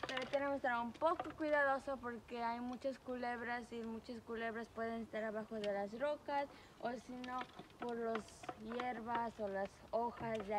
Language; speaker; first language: Spanish; early bilingual, heritage; Spanish